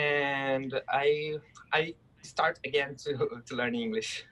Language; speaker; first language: English; non-native, learner; Portuguese